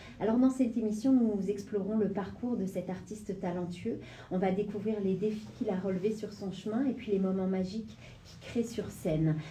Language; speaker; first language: French; native; French